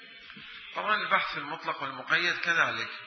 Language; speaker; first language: Arabic; native; Arabic